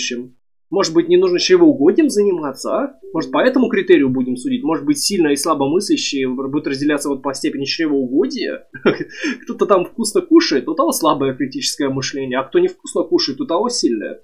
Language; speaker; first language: Russian; native; Russian